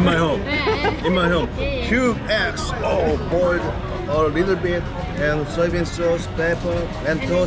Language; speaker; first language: English; non-native, learner; Korean